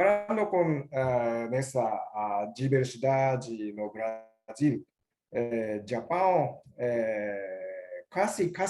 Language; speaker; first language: Portuguese; non-native, learner; Japanese